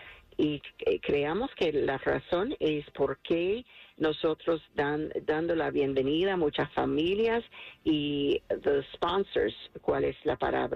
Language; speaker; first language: Spanish; non-native, fluent; English